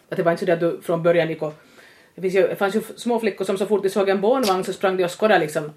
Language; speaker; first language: Swedish; native; Swedish